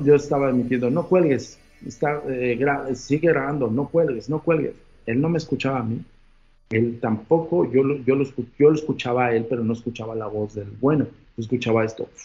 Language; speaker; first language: Spanish; native; Spanish